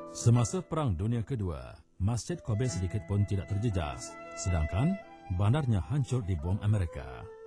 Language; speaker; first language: Malay; native; Malay